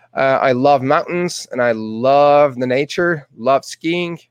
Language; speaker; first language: English; non-native, fluent; Persian